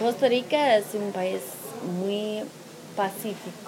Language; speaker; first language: Spanish; non-native, fluent; English